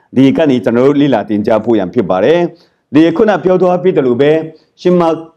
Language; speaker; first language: Burmese; non-native, local second language; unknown